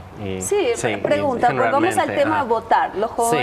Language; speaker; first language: Spanish; native; Spanish